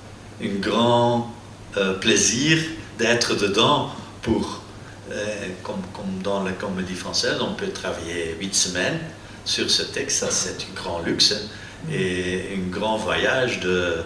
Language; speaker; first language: French; non-native, local second language; Dutch